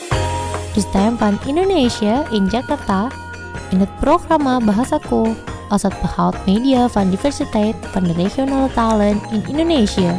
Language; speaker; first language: Dutch; non-native, learner; Indonesian